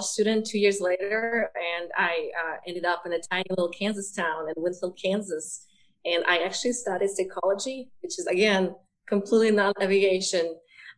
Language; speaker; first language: English; non-native, fluent; Ukrainian